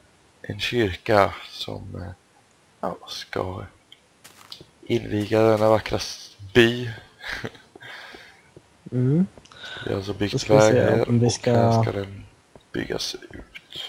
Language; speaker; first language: Swedish; native; Swedish